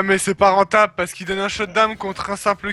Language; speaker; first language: French; native; French